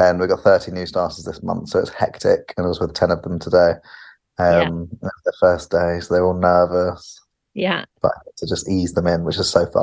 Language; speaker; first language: English; native; English